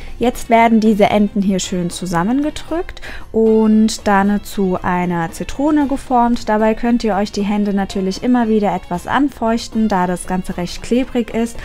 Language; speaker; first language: German; early bilingual, other home language; Turkish